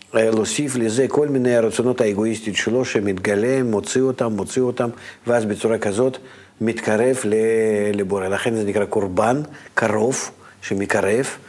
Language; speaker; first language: Hebrew; non-native, fluent; Russian